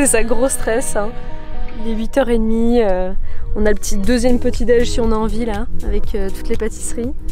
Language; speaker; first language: French; native; French